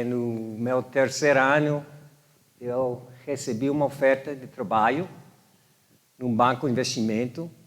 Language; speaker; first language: Portuguese; non-native, fluent; English